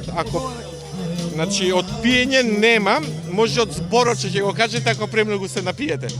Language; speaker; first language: Macedonian; native; Macedonian